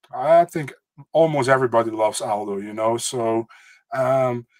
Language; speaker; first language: English; non-native, fluent; Dutch